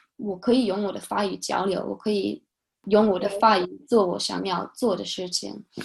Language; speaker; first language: Chinese; non-native, fluent; English